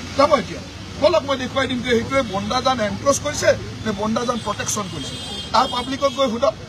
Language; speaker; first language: Assamese; native; Assamese